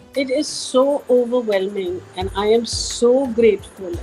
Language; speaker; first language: English; non-native, local second language; Hindi